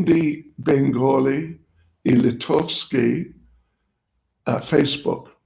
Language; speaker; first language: Russian; non-native, learner; English